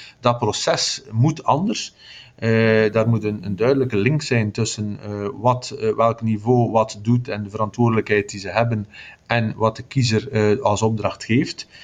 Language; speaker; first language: Dutch; native; Dutch